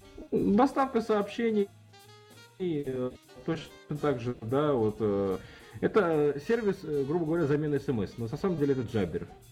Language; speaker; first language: Russian; native; Russian